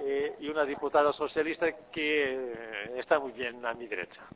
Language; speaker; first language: Spanish; non-native, fluent; Portuguese